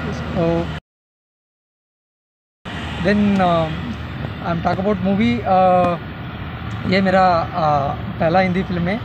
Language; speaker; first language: Hindi; non-native, local second language; Kannada